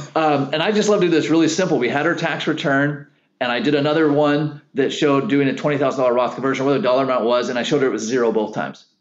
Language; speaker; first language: English; native; English